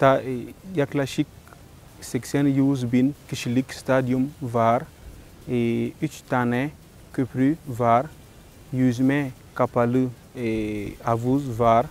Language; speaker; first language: Turkish; non-native, learner; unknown